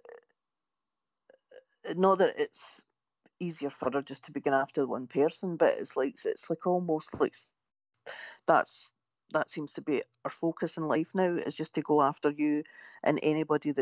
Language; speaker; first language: English; native; English